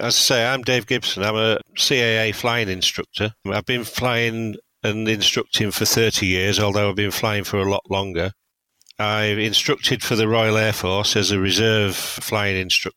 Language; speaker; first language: English; native; English